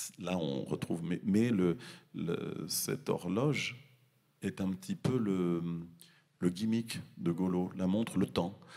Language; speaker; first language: French; native; French